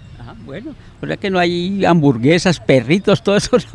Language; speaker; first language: Spanish; native; Spanish